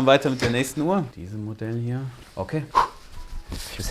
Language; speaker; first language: German; native; German